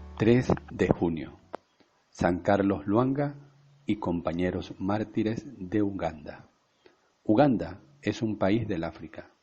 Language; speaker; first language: Spanish; native; Spanish